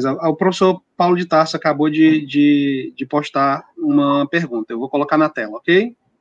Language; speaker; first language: Portuguese; native; Portuguese